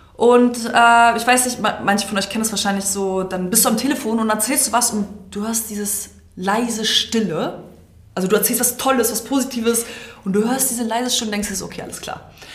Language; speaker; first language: German; early bilingual, other home language; Serbian